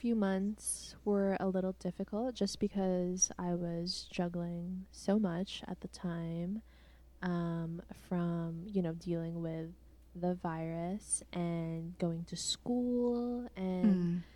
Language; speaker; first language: English; non-native, local second language; Cebuano